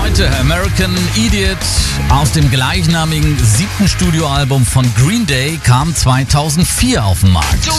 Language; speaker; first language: German; native; German